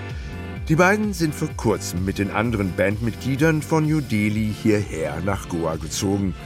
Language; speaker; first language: German; native; German